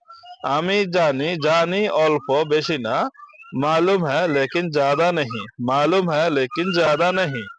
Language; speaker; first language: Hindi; non-native, learner; Bangla